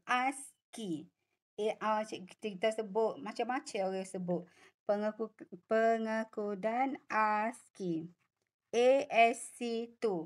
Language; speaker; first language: Malay; native; Malay